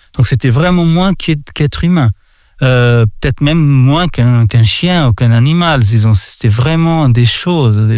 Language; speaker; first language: French; non-native, fluent; Portuguese